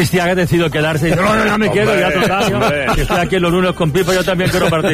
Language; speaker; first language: Spanish; native; Spanish